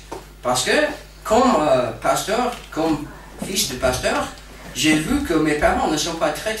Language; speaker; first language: French; non-native, fluent; English